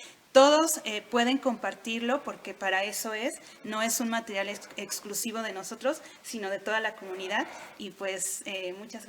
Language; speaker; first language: Spanish; native; Spanish